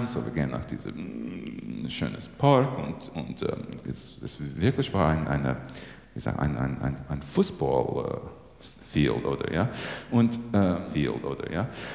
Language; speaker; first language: German; non-native, learner; English